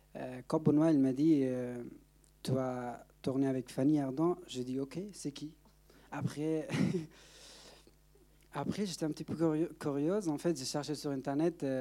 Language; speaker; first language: French; non-native, learner; Persian